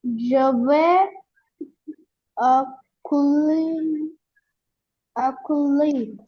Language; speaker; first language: French; non-native, learner; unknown